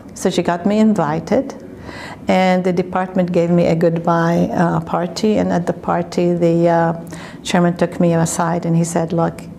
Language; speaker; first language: English; non-native, fluent; Arabic